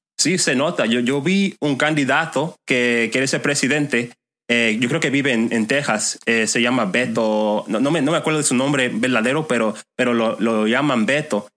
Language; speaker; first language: Spanish; non-native, fluent; English